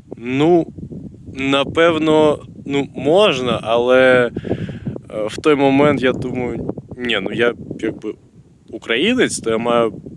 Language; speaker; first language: Ukrainian; non-native, local second language; Russian